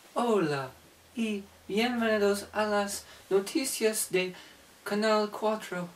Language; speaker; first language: Spanish; non-native, learner; English